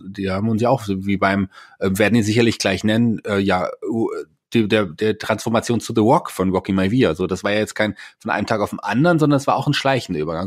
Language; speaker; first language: German; native; German